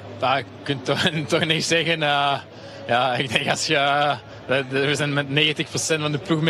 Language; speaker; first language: Dutch; non-native, local second language; French